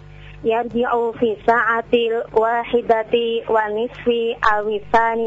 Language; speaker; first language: Arabic; non-native, learner; Indonesian